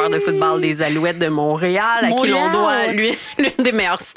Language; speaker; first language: French; native; French